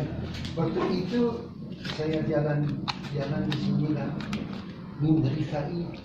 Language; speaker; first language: Indonesian; non-native, fluent; Dutch